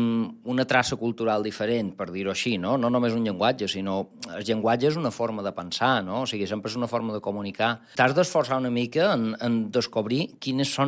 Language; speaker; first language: Catalan; non-native, local second language; Spanish